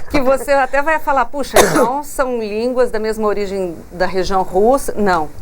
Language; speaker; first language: Portuguese; non-native, local second language; English